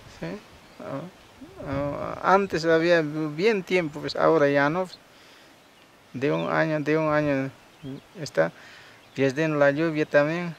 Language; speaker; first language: Spanish; non-native, local second language; Quechua